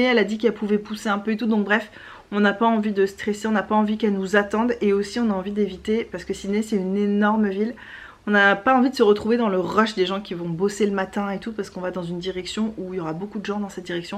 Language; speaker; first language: French; native; French